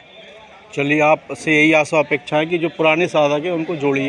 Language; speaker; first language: Hindi; native; Hindi